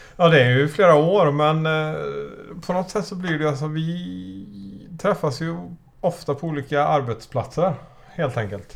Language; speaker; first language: Swedish; native; Swedish